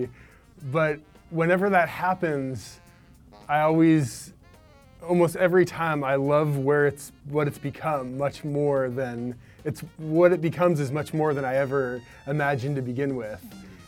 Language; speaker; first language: English; native; English